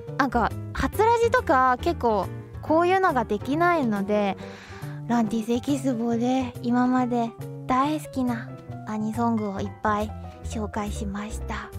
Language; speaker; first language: Japanese; non-native, fluent; Chinese